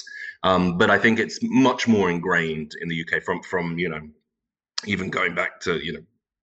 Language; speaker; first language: English; non-native, local second language; Turkish